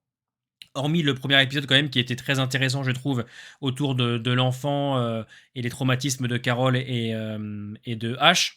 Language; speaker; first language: French; native; French